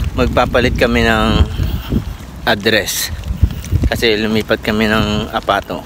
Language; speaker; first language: Filipino; native; Filipino